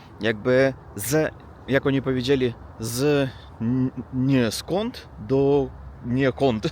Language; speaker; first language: Polish; non-native, learner; Russian